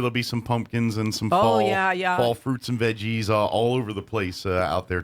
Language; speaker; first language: English; native; English